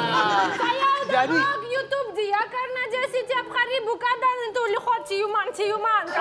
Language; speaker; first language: Indonesian; non-native, learner; Russian